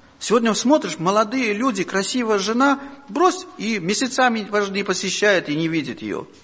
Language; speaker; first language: Russian; non-native, local second language; Armenian